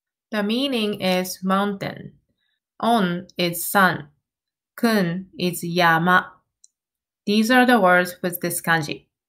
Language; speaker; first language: English; non-native, fluent; Japanese